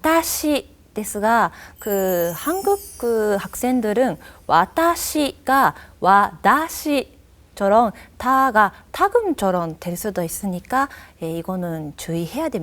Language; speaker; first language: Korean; non-native, fluent; Japanese